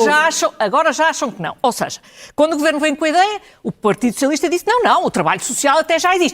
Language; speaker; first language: Portuguese; native; Portuguese